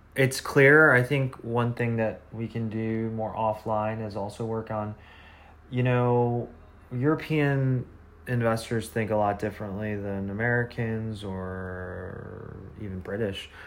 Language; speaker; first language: English; native; English